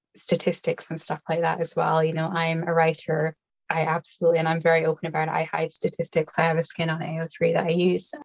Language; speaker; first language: English; native; English